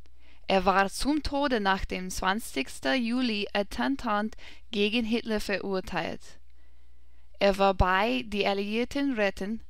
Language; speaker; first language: German; non-native, learner; English